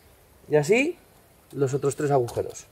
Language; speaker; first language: Spanish; native; Spanish